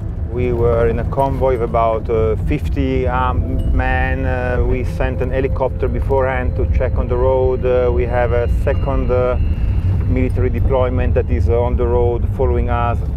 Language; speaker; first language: English; non-native, fluent; Italian